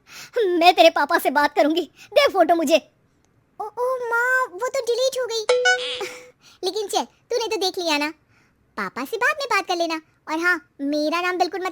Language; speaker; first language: Hindi; native; Hindi